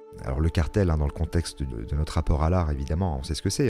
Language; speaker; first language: French; native; French